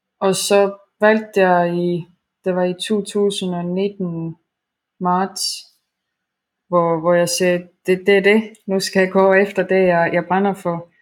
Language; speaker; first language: Danish; non-native, fluent; Estonian